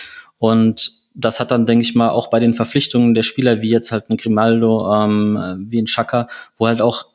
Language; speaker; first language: German; native; German